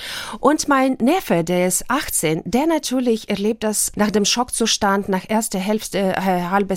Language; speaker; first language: German; non-native, fluent; Ukrainian